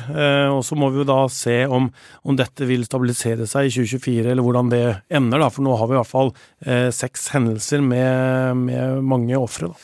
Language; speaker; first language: Norwegian; native; Norwegian